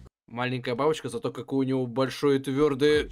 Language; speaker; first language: Russian; native; Russian